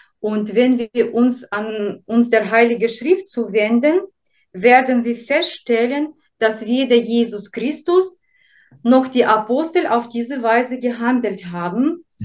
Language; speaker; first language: German; non-native, fluent; Russian